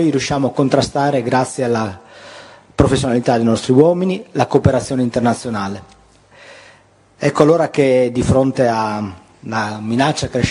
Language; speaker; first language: Italian; native; Italian